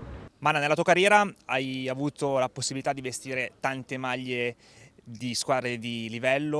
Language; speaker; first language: Italian; native; Italian